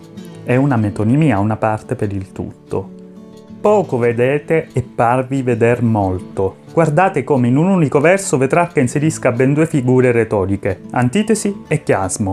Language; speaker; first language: Italian; native; Italian